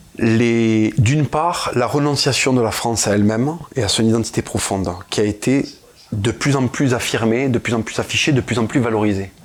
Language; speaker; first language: French; native; French